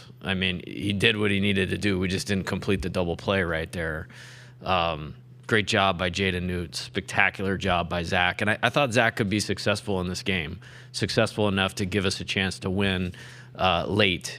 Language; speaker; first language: English; native; English